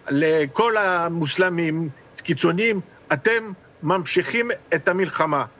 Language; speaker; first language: Hebrew; non-native, fluent; French